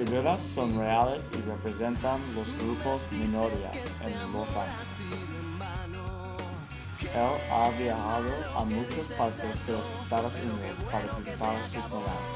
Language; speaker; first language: Spanish; non-native, learner; English